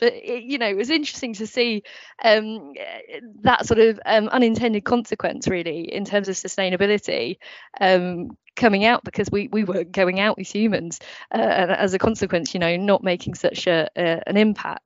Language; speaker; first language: English; native; English